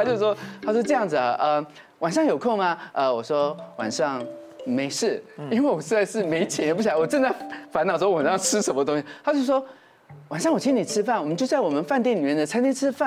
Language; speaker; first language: Chinese; native; Chinese